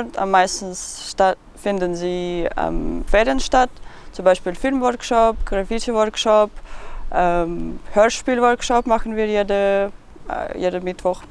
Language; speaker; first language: German; non-native, learner; Russian